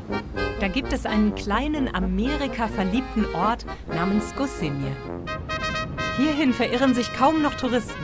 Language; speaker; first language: German; native; German